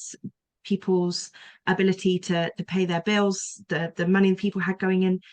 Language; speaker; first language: English; native; English